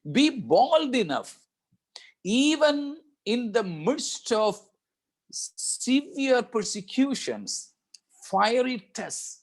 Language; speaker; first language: English; non-native, local second language; Malayalam